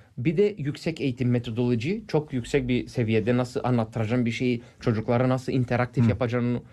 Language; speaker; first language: Turkish; early bilingual, heritage; Turkish